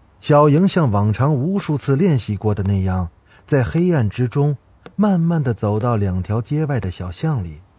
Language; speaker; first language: Chinese; native; Chinese